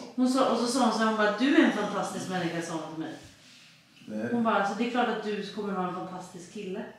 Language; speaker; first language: Swedish; native; Swedish